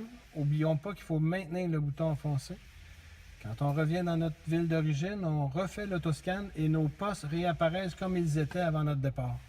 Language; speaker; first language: French; native; French